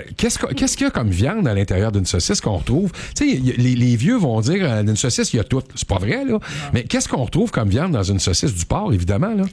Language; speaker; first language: French; native; French